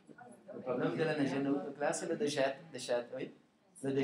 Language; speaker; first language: French; non-native, learner; Portuguese